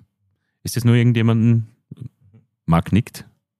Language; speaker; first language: German; native; German